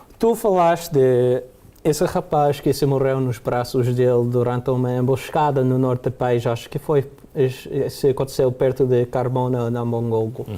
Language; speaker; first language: Portuguese; early bilingual, heritage; Portuguese